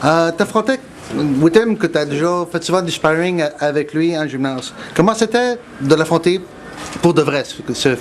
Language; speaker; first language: French; native; French